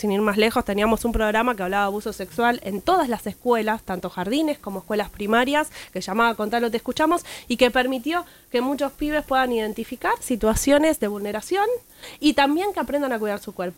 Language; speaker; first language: Spanish; native; Spanish